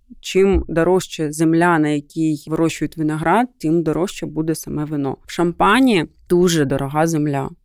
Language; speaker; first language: Ukrainian; non-native, local second language; Russian